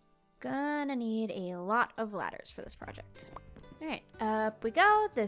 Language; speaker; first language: English; native; English